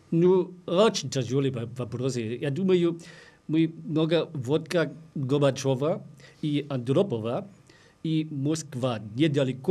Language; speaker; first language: Russian; non-native, learner; German